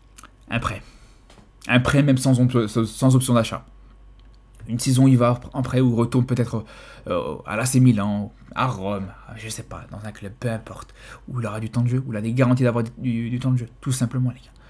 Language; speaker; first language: French; native; French